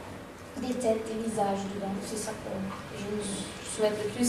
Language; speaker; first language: French; non-native, fluent; German